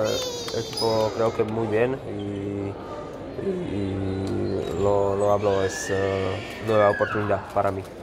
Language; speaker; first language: Spanish; non-native, learner; Slovak